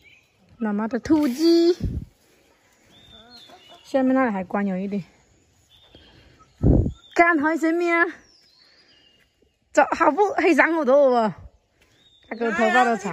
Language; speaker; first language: Chinese; native; Chinese